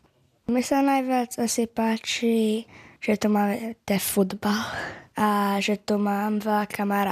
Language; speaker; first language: Slovak; early bilingual, heritage; Slovak